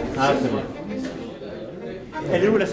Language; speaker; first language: French; native; French